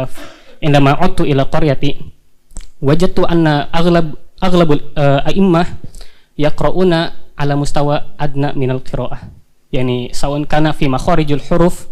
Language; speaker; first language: Arabic; non-native, fluent; Indonesian